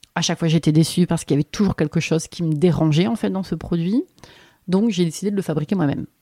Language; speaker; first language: French; native; French